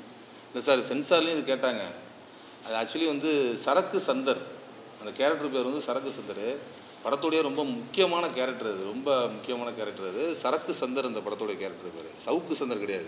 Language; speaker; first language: Tamil; native; Tamil